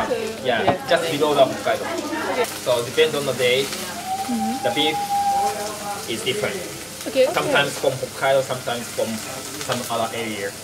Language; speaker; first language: English; non-native, fluent; Japanese